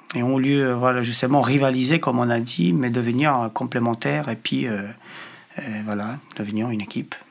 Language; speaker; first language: French; non-native, fluent; Polish